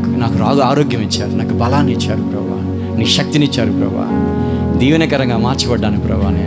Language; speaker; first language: Telugu; native; Telugu